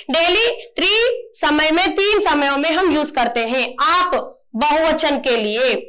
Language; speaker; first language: Hindi; non-native, local second language; Telugu